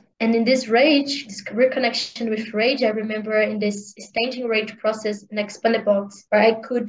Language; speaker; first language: English; non-native, learner; Portuguese